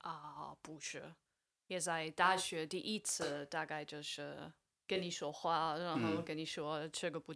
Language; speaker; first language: Chinese; non-native, fluent; English